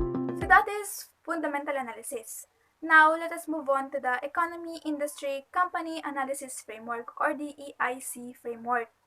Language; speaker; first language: English; non-native, local second language; Filipino